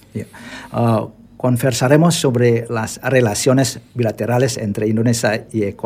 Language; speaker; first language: Spanish; non-native, fluent; Indonesian